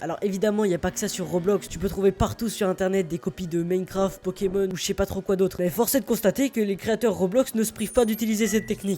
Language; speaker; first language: French; native; French